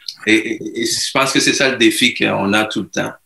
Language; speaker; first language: French; native; French